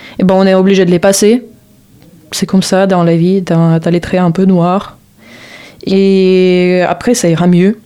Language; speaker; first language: French; non-native, fluent; Russian